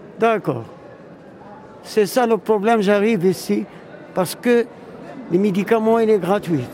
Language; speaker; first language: French; non-native, local second language; Arabic